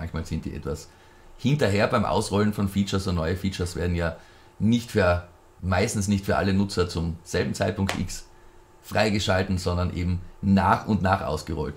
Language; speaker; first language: German; native; German